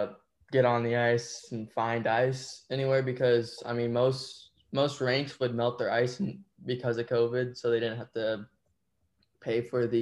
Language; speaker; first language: English; native; English